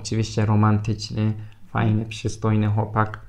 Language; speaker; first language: Polish; non-native, fluent; Turkish